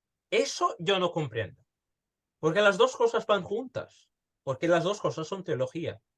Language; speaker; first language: Spanish; early bilingual, heritage; Spanish